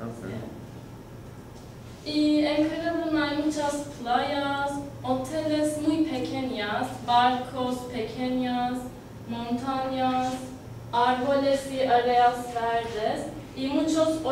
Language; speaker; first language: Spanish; non-native, learner; Turkish